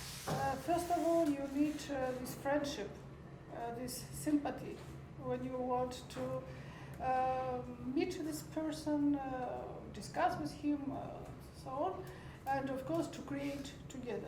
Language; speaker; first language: English; non-native, learner; Armenian